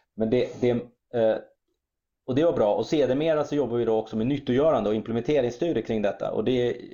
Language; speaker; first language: Swedish; early bilingual, other home language; German